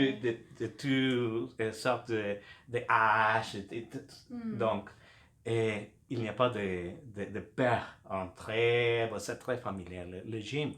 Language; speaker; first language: French; non-native, fluent; Spanish